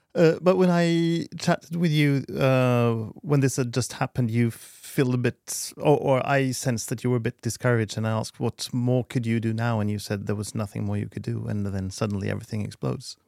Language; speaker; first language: English; non-native, fluent; Norwegian